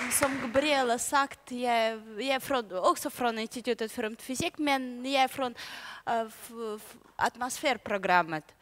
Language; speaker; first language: Swedish; non-native, learner; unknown